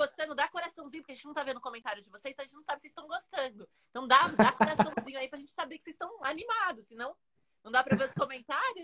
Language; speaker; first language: Portuguese; native; Portuguese